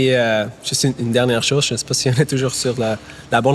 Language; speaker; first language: French; non-native, fluent; German